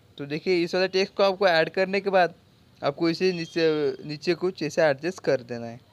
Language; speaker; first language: Hindi; non-native, local second language; Marathi